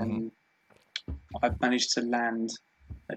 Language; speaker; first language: English; native; English